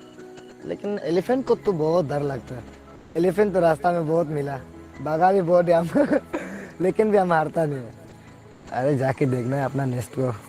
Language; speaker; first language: Hindi; non-native, local second language; Nyishi